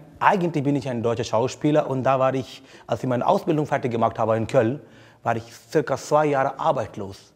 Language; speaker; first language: German; non-native, fluent; Hindi